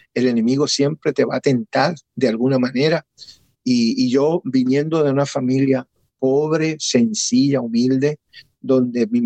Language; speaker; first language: Spanish; early bilingual, heritage; Spanish